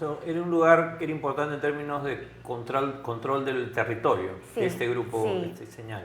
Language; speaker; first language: Spanish; native; Spanish